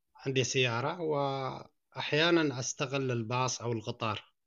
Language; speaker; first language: Arabic; native; Arabic